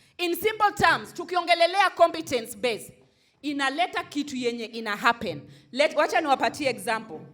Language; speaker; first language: Swahili; non-native, local second language; Luo (Kenya and Tanzania)